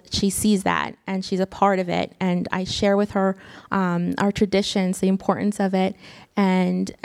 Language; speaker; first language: English; early bilingual, other home language; Spanish